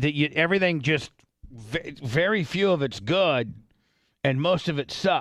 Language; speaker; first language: English; native; English